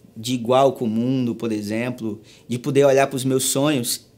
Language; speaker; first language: Portuguese; native; Portuguese